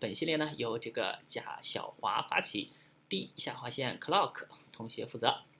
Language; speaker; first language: Chinese; native; Chinese